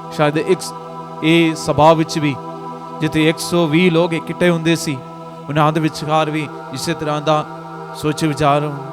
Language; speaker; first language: Punjabi; non-native, fluent; Malayalam